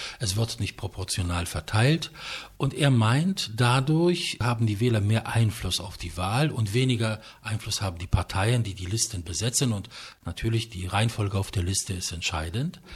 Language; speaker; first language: German; non-native, fluent; Polish